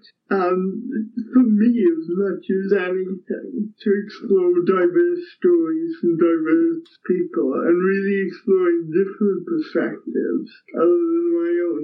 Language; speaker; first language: English; native; English